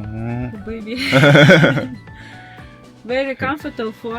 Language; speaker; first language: English; non-native, learner; Russian